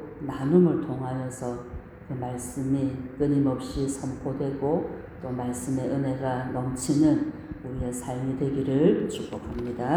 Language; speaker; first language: Korean; native; Korean